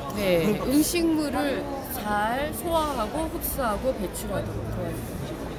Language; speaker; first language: Korean; native; Korean